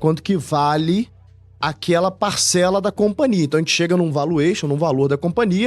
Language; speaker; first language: Portuguese; native; Portuguese